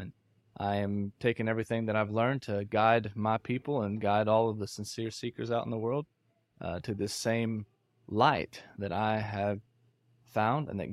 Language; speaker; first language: English; native; English